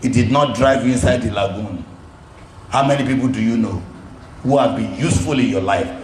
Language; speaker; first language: English; non-native, local second language; Yoruba